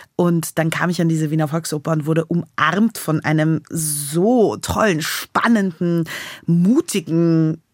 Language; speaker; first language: German; native; German